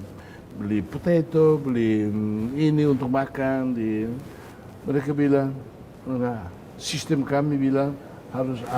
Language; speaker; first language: Indonesian; non-native, fluent; Tetum